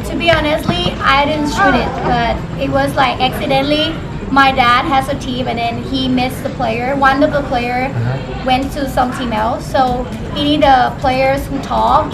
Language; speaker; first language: English; non-native, learner; Thai